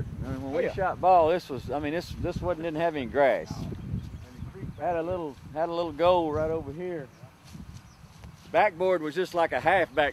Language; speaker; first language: English; native; English